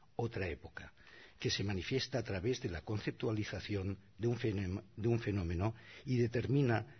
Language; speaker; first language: Spanish; non-native, local second language; Catalan